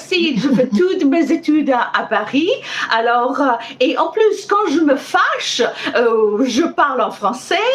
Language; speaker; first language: French; non-native, fluent; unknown